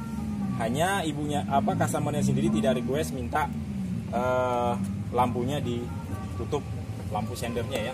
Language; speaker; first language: Indonesian; native; Indonesian